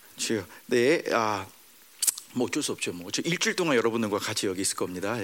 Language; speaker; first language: Korean; early bilingual, heritage; Korean